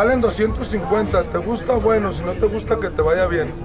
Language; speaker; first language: Spanish; native; Spanish